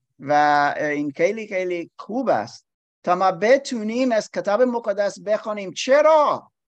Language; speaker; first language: Persian; non-native, learner; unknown